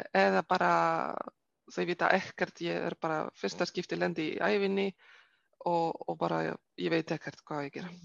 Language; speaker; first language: Icelandic; non-native, fluent; Polish